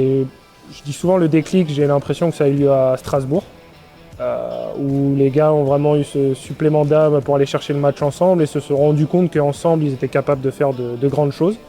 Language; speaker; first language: French; native; French